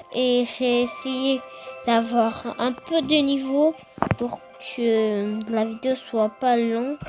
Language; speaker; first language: French; non-native, fluent; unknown